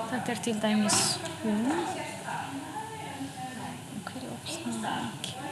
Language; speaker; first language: Icelandic; non-native, fluent; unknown